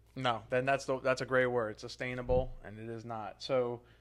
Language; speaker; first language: English; native; English